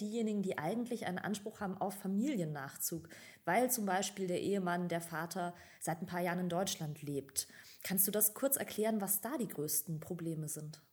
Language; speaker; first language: German; native; German